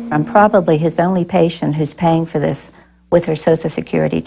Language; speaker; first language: English; native; English